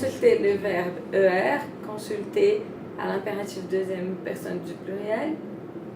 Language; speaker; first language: French; non-native, fluent; Portuguese